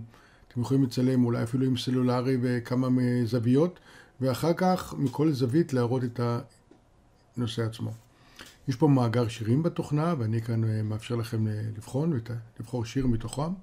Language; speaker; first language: Hebrew; native; Hebrew